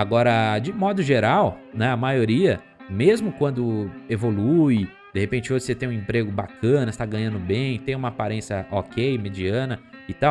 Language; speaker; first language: Portuguese; native; Portuguese